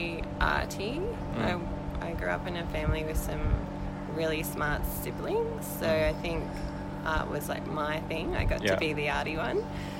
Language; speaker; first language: English; native; English